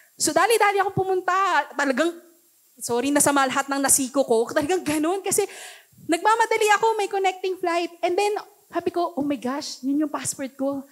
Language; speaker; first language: Filipino; early bilingual, heritage; Filipino